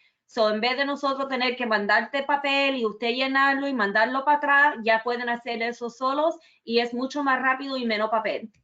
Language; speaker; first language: Spanish; early bilingual, other home language; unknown